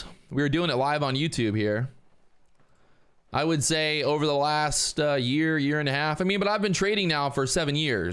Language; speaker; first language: English; native; English